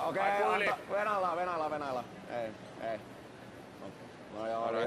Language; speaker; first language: Finnish; native; Finnish